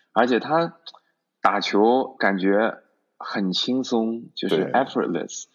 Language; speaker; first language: Chinese; native; Chinese